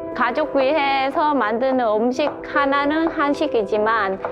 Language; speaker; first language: Korean; non-native, fluent; Vietnamese